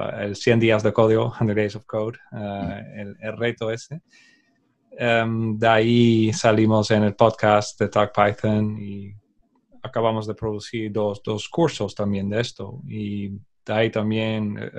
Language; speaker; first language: Spanish; non-native, fluent; Dutch